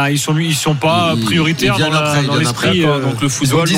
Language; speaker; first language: French; native; French